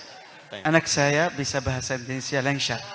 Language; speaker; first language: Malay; non-native, learner; Arabic